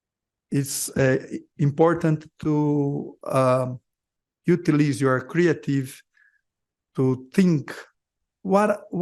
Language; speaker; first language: English; non-native, learner; Portuguese